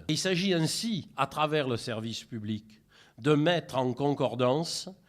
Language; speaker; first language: French; native; French